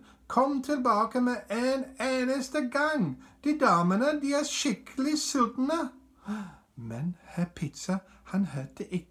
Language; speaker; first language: Norwegian; non-native, fluent; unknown